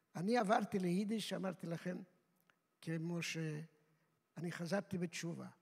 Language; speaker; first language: Hebrew; non-native, fluent; Yiddish